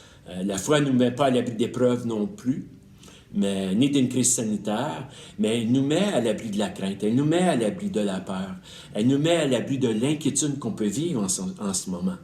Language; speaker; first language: French; native; French